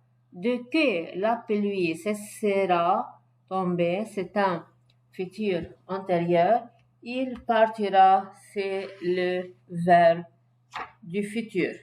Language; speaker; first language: French; non-native, fluent; Arabic